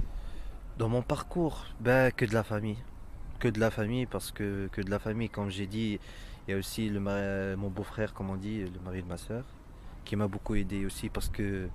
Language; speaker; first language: French; non-native, local second language; Arabic